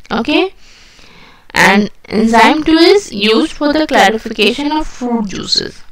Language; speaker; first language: English; non-native, local second language; Hindi